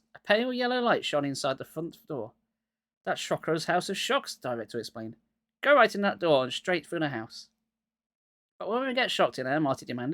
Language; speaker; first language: English; native; English